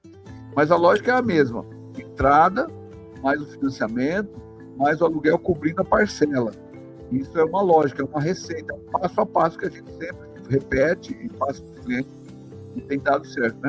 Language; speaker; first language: Portuguese; native; Portuguese